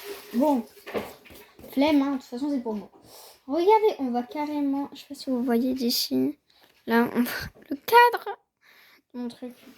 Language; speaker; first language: French; native; French